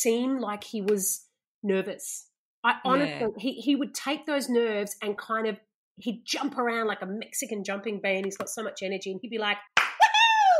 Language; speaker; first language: English; native; English